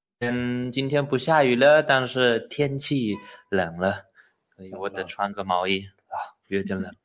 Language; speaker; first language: Chinese; non-native, learner; Spanish